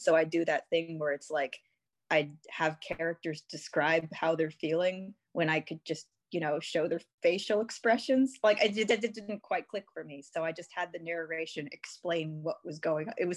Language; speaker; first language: English; native; English